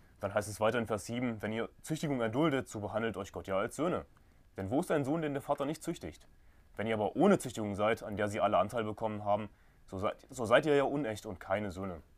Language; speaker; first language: German; native; German